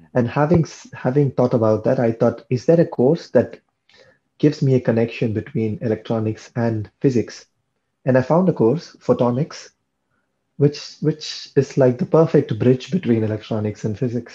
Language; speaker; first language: English; non-native, local second language; Tamil